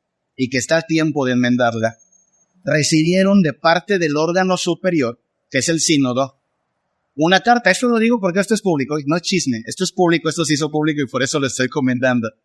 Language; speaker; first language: Spanish; native; Spanish